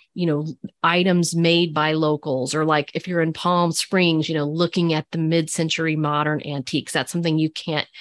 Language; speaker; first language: English; native; English